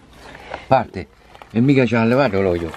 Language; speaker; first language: Italian; native; Italian